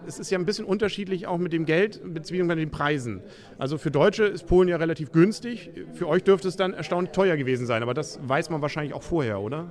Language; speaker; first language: German; native; German